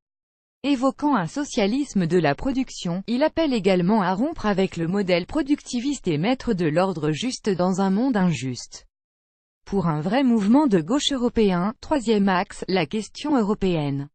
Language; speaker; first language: French; native; French